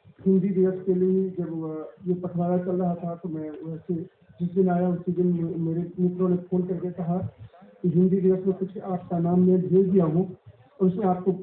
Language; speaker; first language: Hindi; native; Hindi